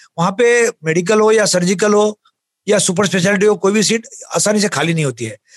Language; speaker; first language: Hindi; native; Hindi